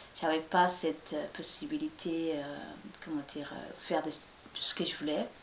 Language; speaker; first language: French; non-native, local second language; Somali